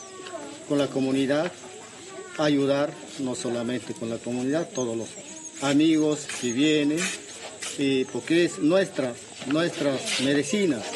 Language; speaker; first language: Spanish; non-native, local second language; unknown